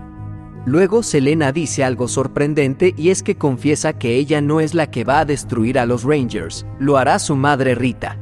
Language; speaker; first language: Spanish; native; Spanish